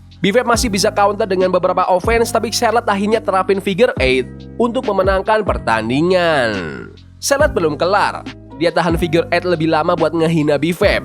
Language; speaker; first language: Indonesian; native; Indonesian